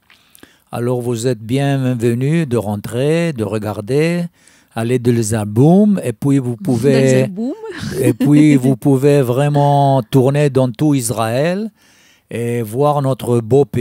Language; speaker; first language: French; non-native, fluent; Hebrew